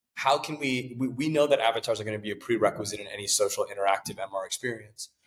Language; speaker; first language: English; native; English